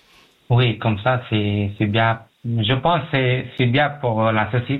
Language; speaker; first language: French; non-native, learner; Pashto